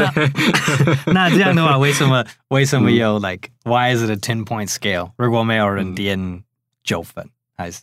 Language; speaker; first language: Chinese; non-native, fluent; English